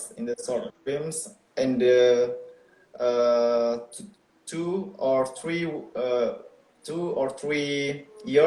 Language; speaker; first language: English; non-native, local second language; Indonesian